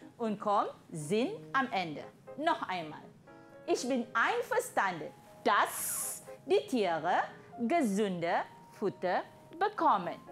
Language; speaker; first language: German; non-native, fluent; Malay